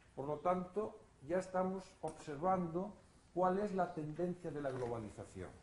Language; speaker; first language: Spanish; non-native, local second language; Galician